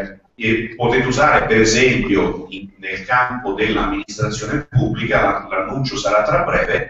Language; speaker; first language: Italian; native; Italian